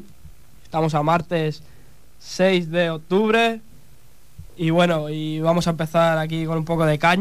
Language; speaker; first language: Spanish; native; Spanish